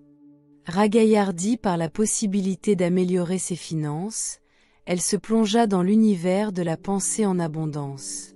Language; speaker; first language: French; native; French